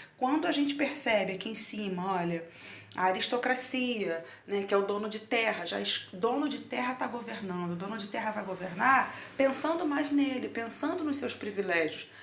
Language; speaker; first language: Portuguese; native; Portuguese